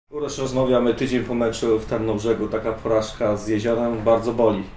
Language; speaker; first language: Polish; native; Polish